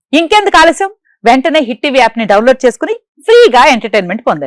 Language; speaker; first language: Telugu; native; Telugu